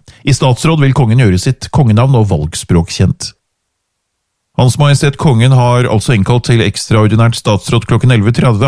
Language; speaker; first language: Norwegian; native; Norwegian